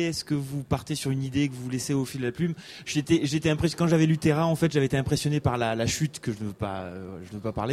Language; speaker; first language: French; native; French